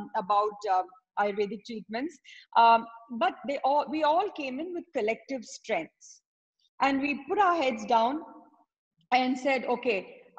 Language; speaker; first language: English; non-native, local second language; Tamil